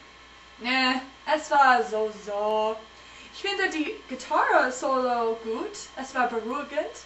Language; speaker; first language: German; non-native, learner; English